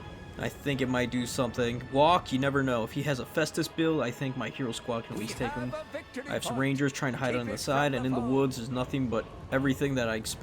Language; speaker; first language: English; native; English